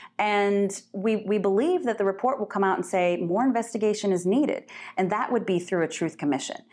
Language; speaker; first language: English; native; English